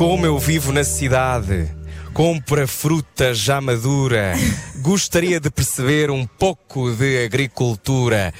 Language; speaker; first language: Portuguese; native; Portuguese